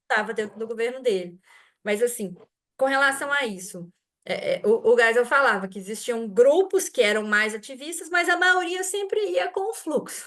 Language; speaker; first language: Portuguese; native; Portuguese